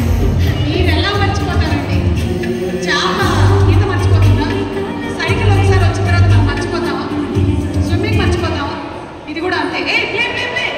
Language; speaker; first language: Telugu; native; Telugu